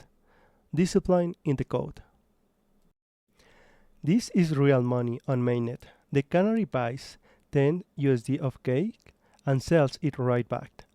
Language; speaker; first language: English; non-native, fluent; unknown